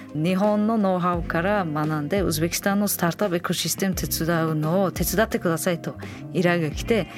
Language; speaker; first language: Japanese; non-native, fluent; Uzbek